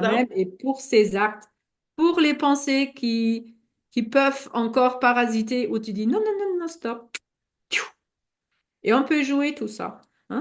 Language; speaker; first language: French; non-native, fluent; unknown